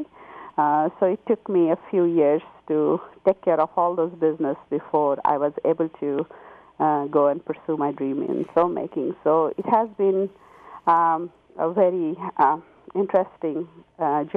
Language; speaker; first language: English; non-native, local second language; Hindi